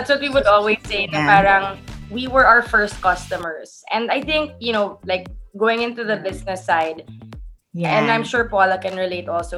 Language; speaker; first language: English; non-native, local second language; Filipino